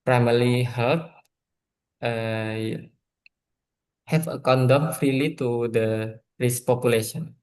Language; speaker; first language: English; non-native, learner; Indonesian